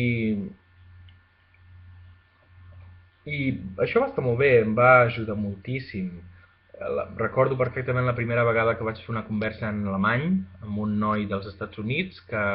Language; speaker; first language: Catalan; non-native, fluent; Spanish